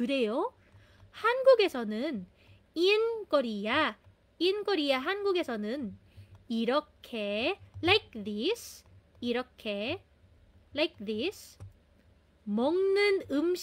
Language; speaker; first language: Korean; non-native, fluent; Filipino